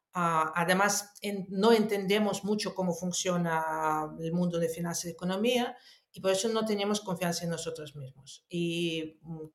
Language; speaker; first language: Spanish; non-native, fluent; Russian